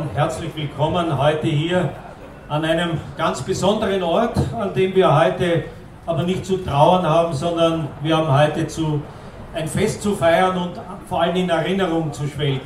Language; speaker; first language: German; native; German